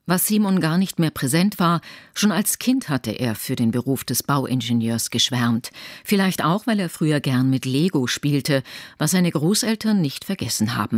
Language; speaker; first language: German; native; German